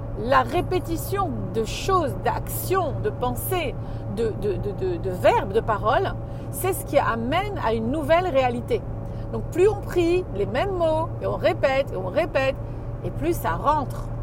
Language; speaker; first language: French; native; French